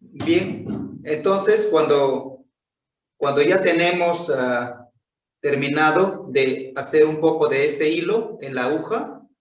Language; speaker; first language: Spanish; non-native, local second language; Zapotec